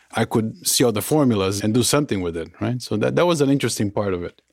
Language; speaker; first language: English; early bilingual, other home language; Portuguese